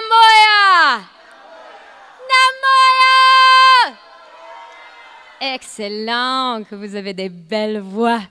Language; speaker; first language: French; non-native, fluent; English